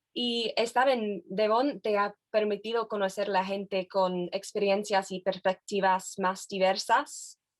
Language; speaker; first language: Spanish; non-native, fluent; English